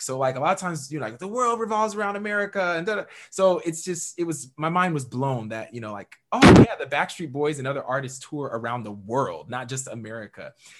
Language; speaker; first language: English; native; English